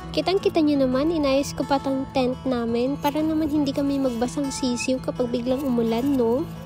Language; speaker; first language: Filipino; non-native, local second language; Cebuano